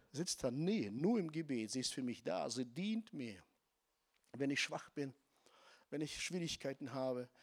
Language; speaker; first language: German; non-native, fluent; Russian